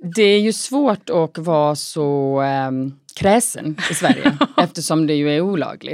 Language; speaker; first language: Swedish; native; Swedish